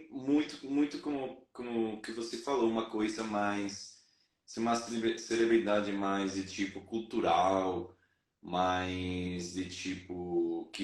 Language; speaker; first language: Portuguese; non-native, fluent; Spanish